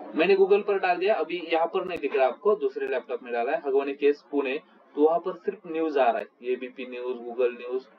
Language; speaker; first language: Hindi; non-native, local second language; Marathi